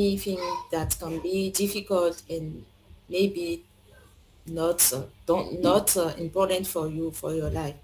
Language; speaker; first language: English; non-native, learner; French